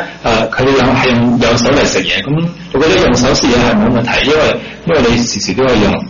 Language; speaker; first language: Chinese; early bilingual, heritage; Cantonese